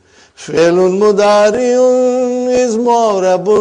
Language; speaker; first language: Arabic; non-native, learner; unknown